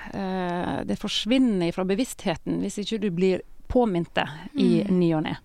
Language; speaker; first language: Norwegian; native; Norwegian